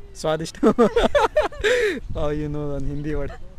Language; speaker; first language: English; non-native, local second language; Hindi